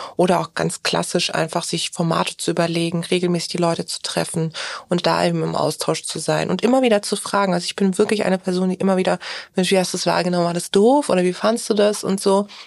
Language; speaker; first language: German; early bilingual, other home language; Turkish